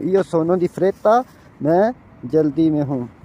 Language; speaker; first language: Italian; non-native, fluent; Urdu